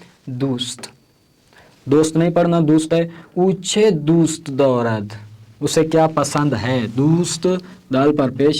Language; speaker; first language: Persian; non-native, fluent; Urdu